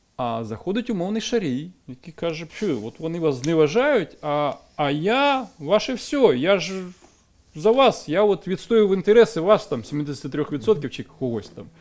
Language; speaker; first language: Ukrainian; non-native, local second language; Russian